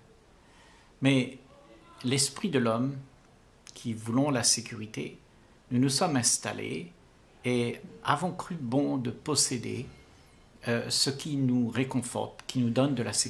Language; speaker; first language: French; native; French